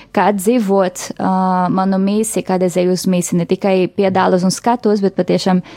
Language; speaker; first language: Latvian; non-native, fluent; Portuguese